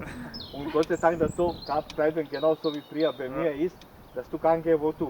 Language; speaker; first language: German; non-native, learner; Croatian